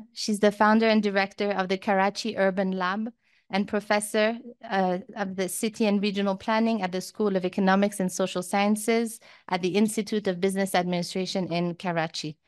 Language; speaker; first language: English; early bilingual, other home language; Persian